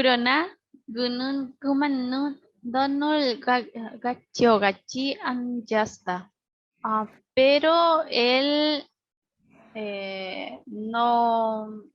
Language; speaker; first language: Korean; non-native, learner; Spanish